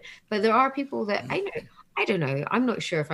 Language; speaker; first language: English; native; English